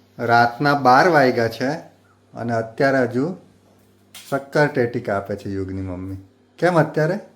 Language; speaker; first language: Gujarati; native; Gujarati